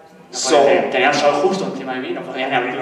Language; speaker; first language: Spanish; native; Spanish